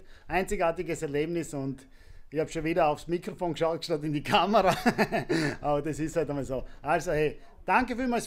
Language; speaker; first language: German; native; German